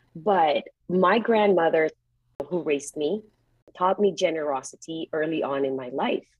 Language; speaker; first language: English; non-native, local second language; Filipino